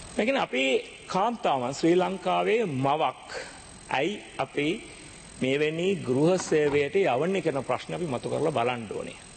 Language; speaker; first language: Sinhala; non-native, local second language; Tamil